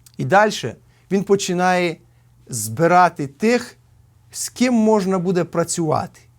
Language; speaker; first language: Ukrainian; native; Ukrainian